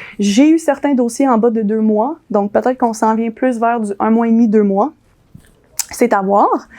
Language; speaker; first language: French; early bilingual, other home language; English